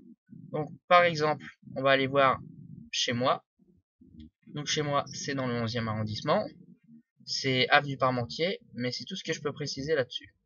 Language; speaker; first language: French; native; French